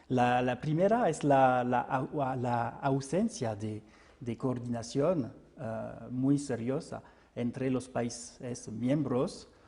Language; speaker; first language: Spanish; non-native, fluent; French